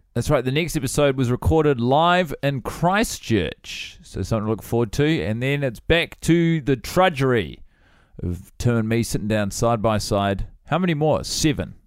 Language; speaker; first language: English; native; English